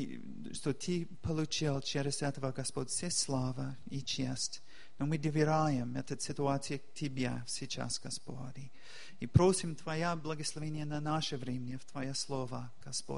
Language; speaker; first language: Russian; non-native, fluent; English